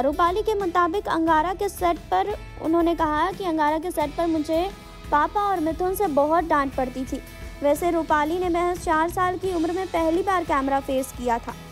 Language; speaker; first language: Hindi; native; Hindi